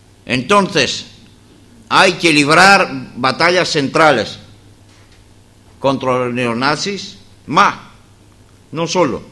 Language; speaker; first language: Spanish; non-native, fluent; Greek